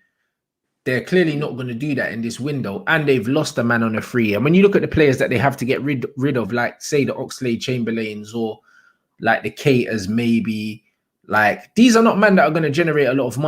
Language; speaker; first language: English; native; English